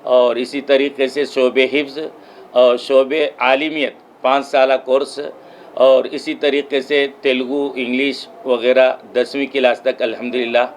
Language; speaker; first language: Urdu; native; Urdu